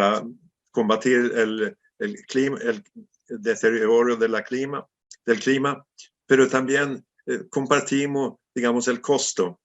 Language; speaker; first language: Spanish; non-native, fluent; Swedish